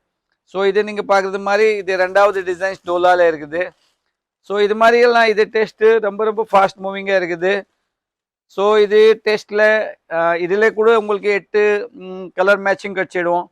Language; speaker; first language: Tamil; non-native, fluent; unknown